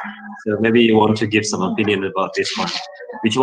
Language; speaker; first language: English; non-native, fluent; Indonesian